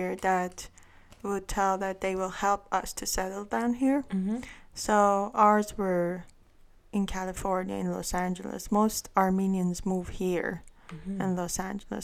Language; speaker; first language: English; non-native, fluent; Armenian